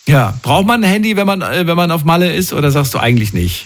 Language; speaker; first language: German; native; German